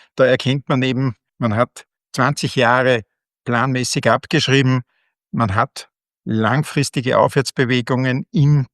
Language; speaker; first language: German; native; German